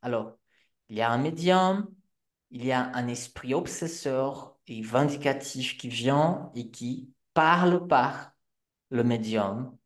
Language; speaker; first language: French; non-native, fluent; Portuguese